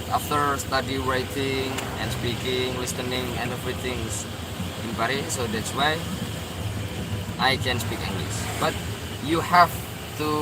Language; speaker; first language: English; non-native, learner; Indonesian